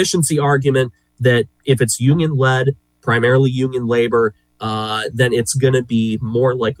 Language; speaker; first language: English; native; English